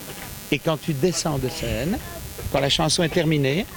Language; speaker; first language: French; native; French